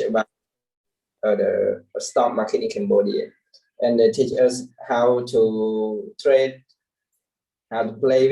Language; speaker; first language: English; non-native, learner; Khmer